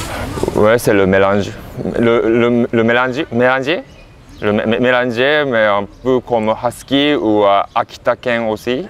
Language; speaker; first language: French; non-native, fluent; Japanese